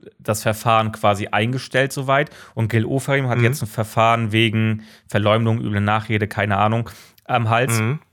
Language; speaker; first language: German; native; German